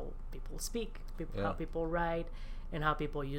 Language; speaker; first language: English; non-native, fluent; Spanish